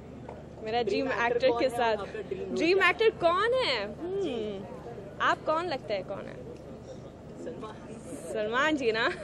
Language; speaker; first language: Hindi; non-native, learner; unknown